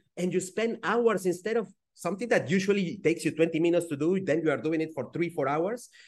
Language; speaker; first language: English; non-native, fluent; Spanish